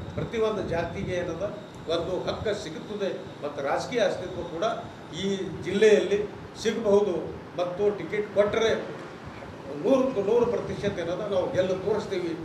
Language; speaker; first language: Kannada; non-native, local second language; Marathi